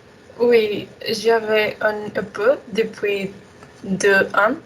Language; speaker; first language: French; non-native, learner; Spanish